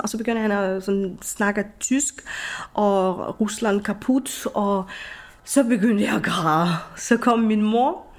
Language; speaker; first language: Danish; non-native, fluent; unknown